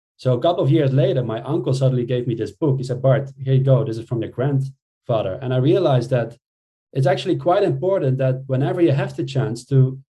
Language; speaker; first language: English; non-native, fluent; Dutch